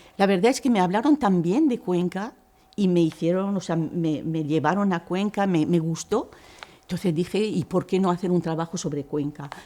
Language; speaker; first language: Spanish; non-native, fluent; Arabic